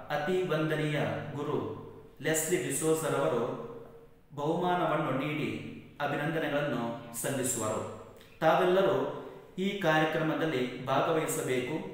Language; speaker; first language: Kannada; non-native, local second language; Konkani